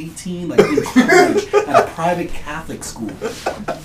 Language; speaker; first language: English; early bilingual, other home language; Spanish